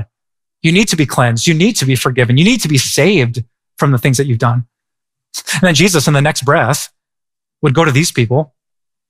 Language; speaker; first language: English; native; English